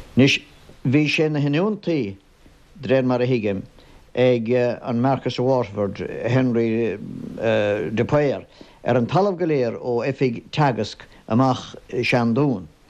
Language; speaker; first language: Irish; native; Irish